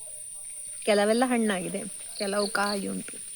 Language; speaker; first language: Kannada; native; Kannada